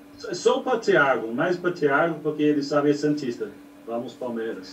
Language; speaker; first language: Portuguese; non-native, learner; English